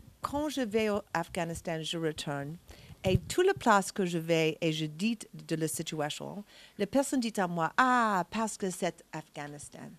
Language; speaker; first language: French; non-native, learner; English